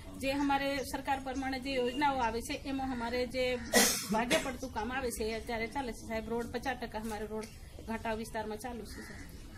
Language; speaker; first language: Gujarati; native; Gujarati